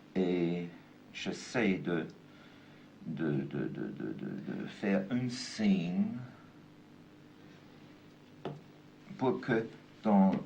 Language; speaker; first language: French; non-native, fluent; German